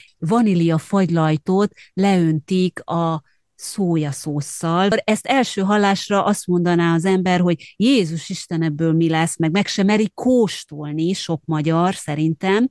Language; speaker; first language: Hungarian; native; Hungarian